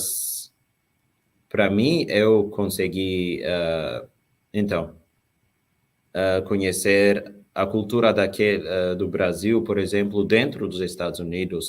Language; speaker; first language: Portuguese; non-native, fluent; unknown